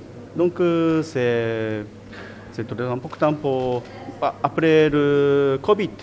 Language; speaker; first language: French; non-native, learner; Japanese